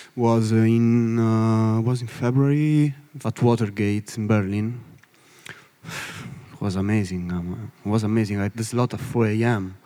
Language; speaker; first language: English; non-native, learner; Italian